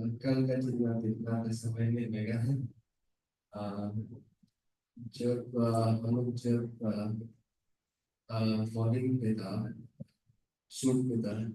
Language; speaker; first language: Hindi; non-native, local second language; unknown